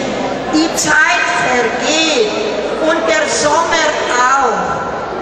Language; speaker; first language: German; early bilingual, heritage; German